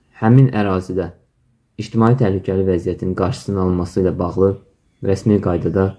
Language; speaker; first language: Azerbaijani; native; Azerbaijani